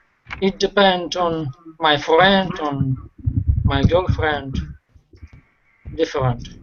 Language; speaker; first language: English; non-native, learner; Russian